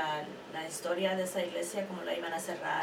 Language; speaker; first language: Spanish; early bilingual, heritage; Spanish